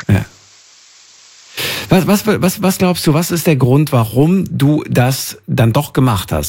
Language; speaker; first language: German; native; German